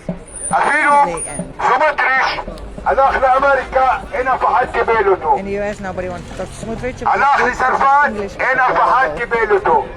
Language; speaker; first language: Hebrew; non-native, local second language; Arabic